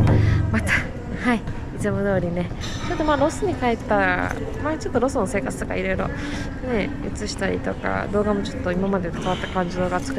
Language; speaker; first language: Japanese; native; Japanese